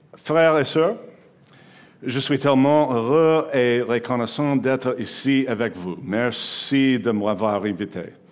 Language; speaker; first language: French; non-native, learner; English